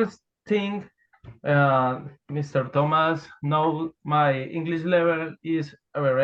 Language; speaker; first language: English; non-native, learner; Spanish